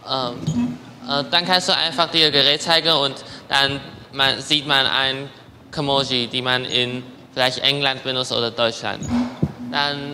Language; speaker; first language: German; non-native, learner; Chinese